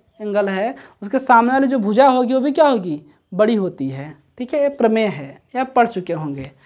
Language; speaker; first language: Hindi; native; Hindi